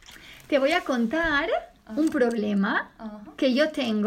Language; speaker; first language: Spanish; native; Spanish